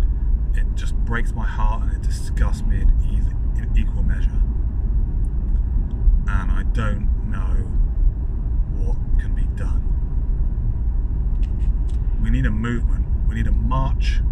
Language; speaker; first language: English; native; English